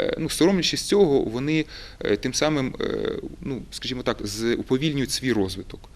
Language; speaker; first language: Ukrainian; native; Ukrainian